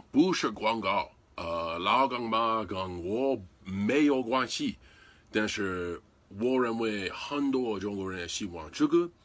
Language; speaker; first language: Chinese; non-native, learner; English